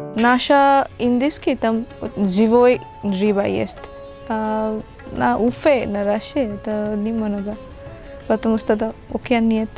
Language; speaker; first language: Russian; non-native, learner; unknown